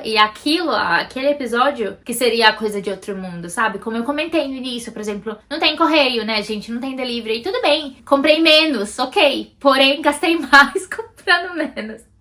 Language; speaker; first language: Portuguese; native; Portuguese